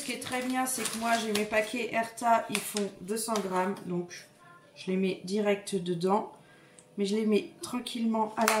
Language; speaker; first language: French; native; French